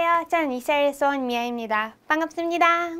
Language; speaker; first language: Korean; non-native, learner; Hebrew